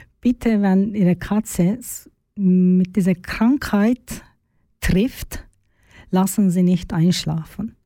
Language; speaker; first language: German; non-native, learner; Turkish